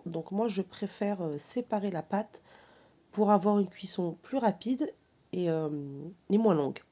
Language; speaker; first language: French; native; French